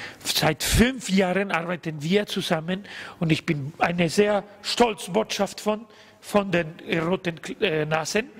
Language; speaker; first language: German; non-native, learner; Spanish